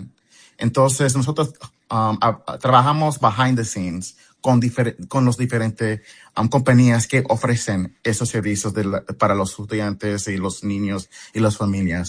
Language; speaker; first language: Spanish; early bilingual, heritage; Spanish